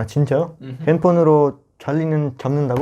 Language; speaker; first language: Korean; non-native, learner; Italian